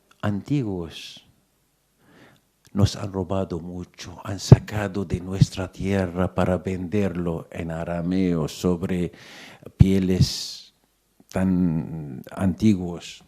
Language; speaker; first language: Spanish; non-native, fluent; Arabic